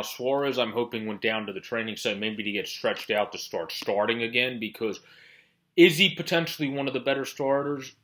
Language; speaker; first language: English; native; English